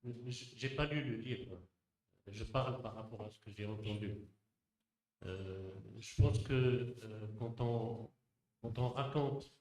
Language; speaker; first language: French; non-native, local second language; Arabic